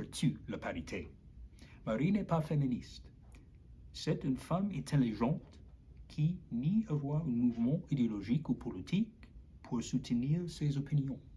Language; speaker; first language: French; non-native, learner; English